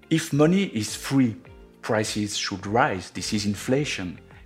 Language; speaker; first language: English; non-native, fluent; French